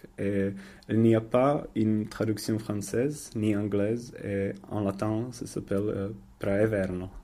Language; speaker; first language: French; non-native, learner; Czech